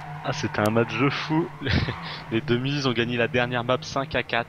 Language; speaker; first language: French; native; French